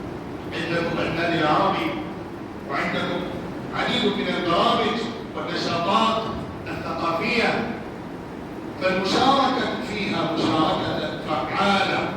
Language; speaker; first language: Arabic; non-native, fluent; Urdu